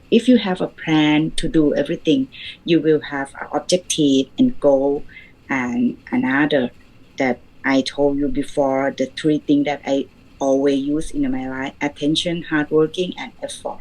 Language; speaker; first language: English; non-native, learner; Thai